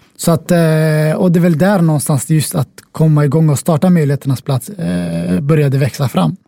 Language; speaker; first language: Swedish; early bilingual, other home language; Somali